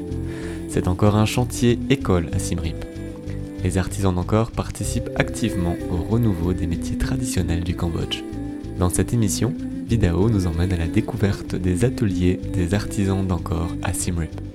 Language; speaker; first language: French; native; French